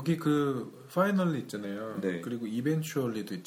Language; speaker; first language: Korean; native; Korean